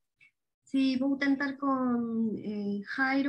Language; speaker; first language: Portuguese; non-native, fluent; Spanish